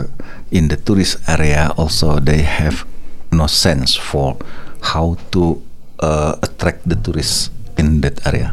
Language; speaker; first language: English; non-native, learner; Indonesian